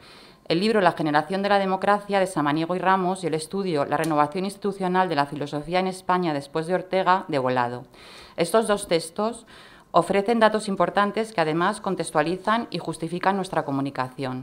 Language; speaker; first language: Spanish; native; Spanish